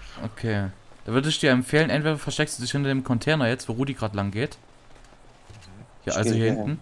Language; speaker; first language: German; native; German